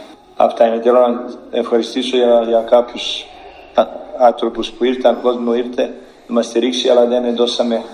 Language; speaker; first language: Greek; non-native, learner; Serbian